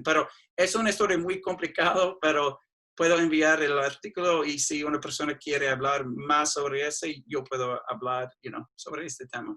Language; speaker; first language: Spanish; non-native, fluent; English